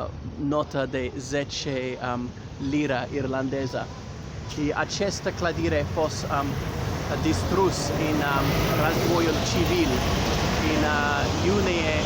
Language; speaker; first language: Romanian; non-native, learner; English